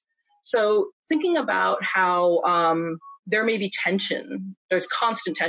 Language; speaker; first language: English; native; English